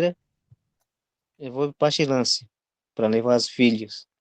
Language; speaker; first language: Portuguese; non-native, local second language; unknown